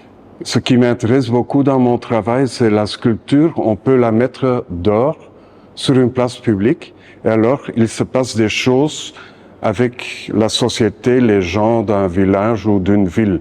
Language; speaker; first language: French; non-native, local second language; Dutch